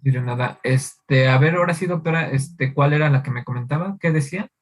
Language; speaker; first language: Spanish; native; Spanish